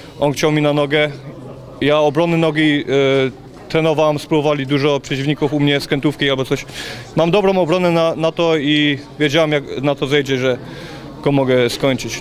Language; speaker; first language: Polish; early bilingual, heritage; Polish